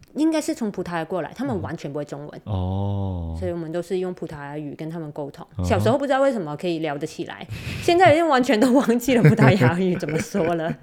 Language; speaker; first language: Chinese; non-native, local second language; Cantonese